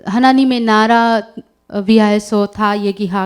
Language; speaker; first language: Korean; non-native, learner; Urdu